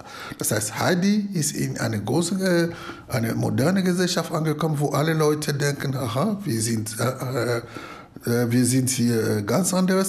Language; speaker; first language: German; non-native, fluent; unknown